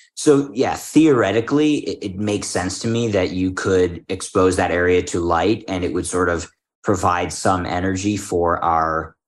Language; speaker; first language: English; native; English